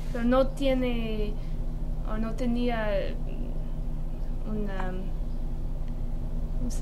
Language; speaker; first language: Spanish; non-native, learner; English